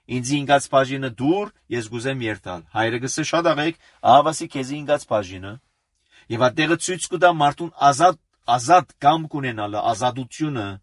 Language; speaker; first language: Armenian; early bilingual, heritage; Armenian